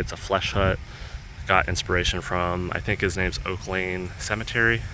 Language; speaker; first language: English; native; English